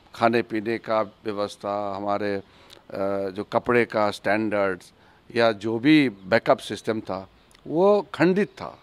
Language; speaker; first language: Hindi; native; Hindi